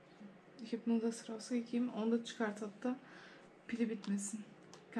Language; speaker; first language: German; early bilingual, heritage; Turkish